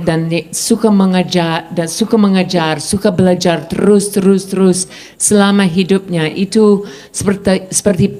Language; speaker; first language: Indonesian; non-native, fluent; English